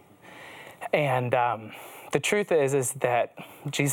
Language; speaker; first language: English; native; English